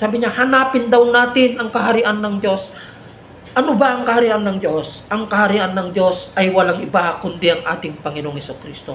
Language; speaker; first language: Filipino; native; Filipino